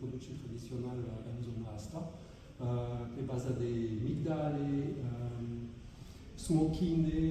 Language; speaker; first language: Romanian; non-native, fluent; French